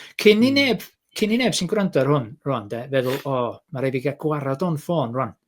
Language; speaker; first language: Welsh; native; Welsh